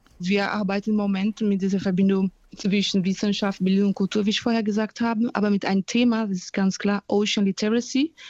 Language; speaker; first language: German; non-native, fluent; Portuguese